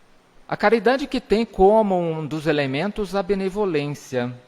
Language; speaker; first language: Portuguese; native; Portuguese